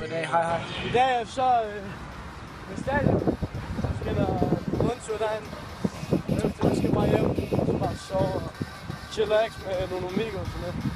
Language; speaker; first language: Danish; native; Danish